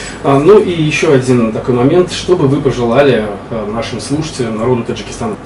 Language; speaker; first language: Russian; native; Russian